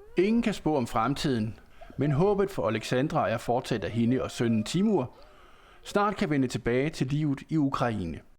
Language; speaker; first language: Danish; native; Danish